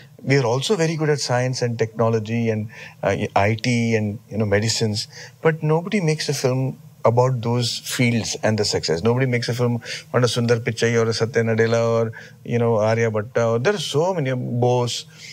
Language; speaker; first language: English; non-native, local second language; Tamil